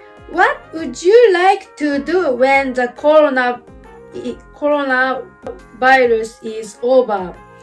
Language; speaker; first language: English; non-native, learner; Japanese